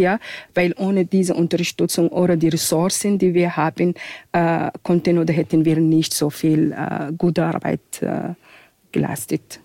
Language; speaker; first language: German; non-native, fluent; Arabic